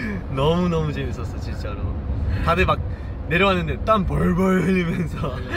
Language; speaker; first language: Korean; early bilingual, other home language; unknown